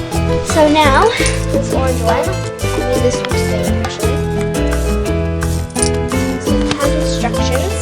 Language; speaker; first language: English; native; English